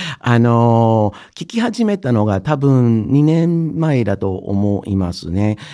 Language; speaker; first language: Japanese; non-native, fluent; English